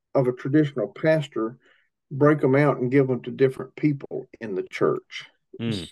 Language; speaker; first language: English; native; English